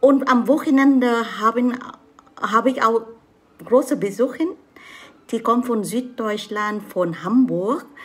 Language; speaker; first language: German; non-native, learner; Vietnamese